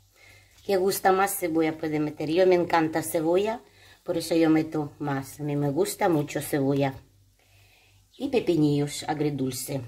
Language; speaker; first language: Spanish; non-native, learner; Ukrainian